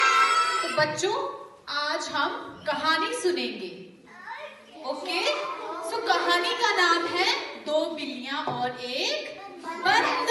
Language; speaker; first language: Hindi; native; Hindi